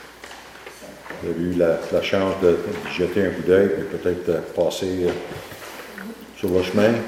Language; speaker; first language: French; native; French